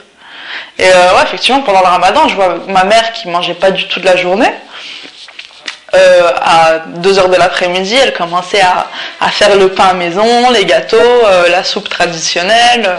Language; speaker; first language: French; early bilingual, other home language; Arabic